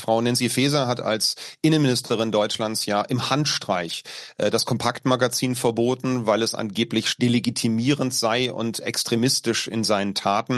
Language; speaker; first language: German; native; German